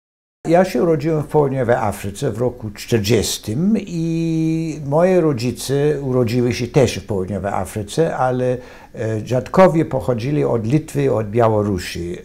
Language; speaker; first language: Polish; non-native, fluent; English